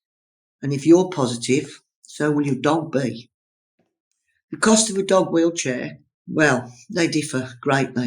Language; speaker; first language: English; native; English